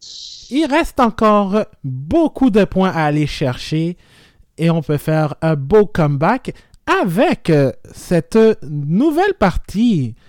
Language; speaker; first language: French; native; French